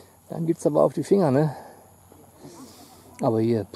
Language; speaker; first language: German; native; German